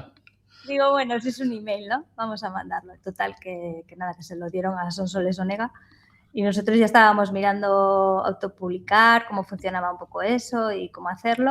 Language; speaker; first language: Spanish; native; Spanish